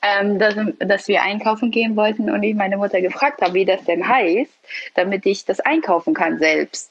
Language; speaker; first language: German; early bilingual, other home language; Persian